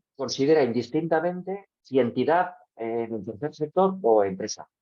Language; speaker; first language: Spanish; non-native, local second language; Catalan